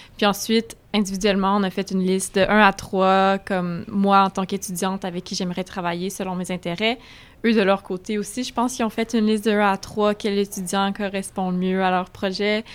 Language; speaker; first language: French; native; French